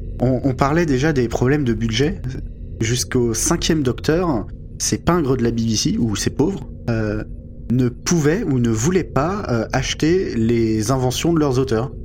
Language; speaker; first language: French; native; French